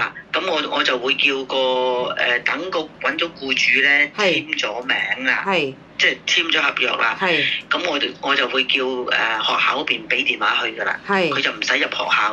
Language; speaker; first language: Cantonese; native; Cantonese